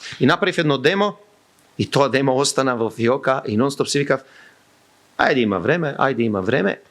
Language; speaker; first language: Macedonian; early bilingual, heritage; Macedonian